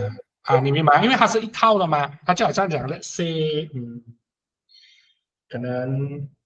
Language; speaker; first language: Chinese; native; Chinese